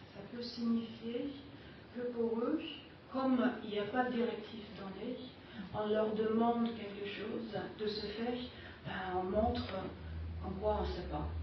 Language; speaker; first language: French; non-native, fluent; German